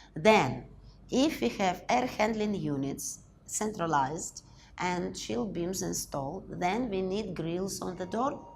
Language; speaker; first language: English; non-native, learner; Russian